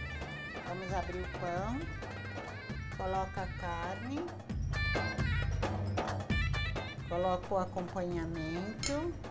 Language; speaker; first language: Portuguese; non-native, fluent; Arabic